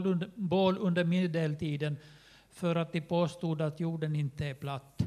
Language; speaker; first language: Swedish; non-native, local second language; Finnish